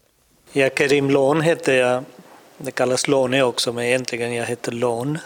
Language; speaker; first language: Swedish; non-native, fluent; Urdu